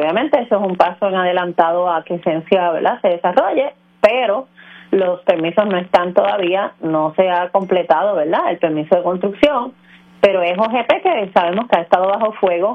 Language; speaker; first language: Spanish; native; Spanish